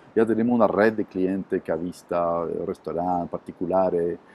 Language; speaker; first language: Spanish; non-native, fluent; French